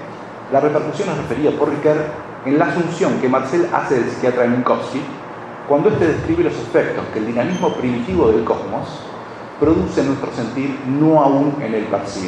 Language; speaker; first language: Spanish; native; Spanish